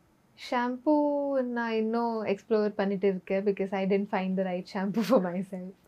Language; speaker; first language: Tamil; non-native, learner; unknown